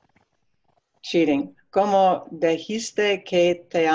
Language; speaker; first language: Spanish; non-native, learner; English